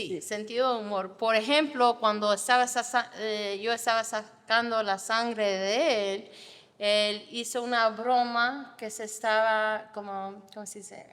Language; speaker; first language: Spanish; non-native, fluent; English